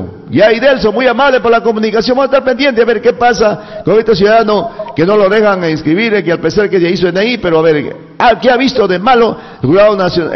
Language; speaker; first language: Spanish; native; Spanish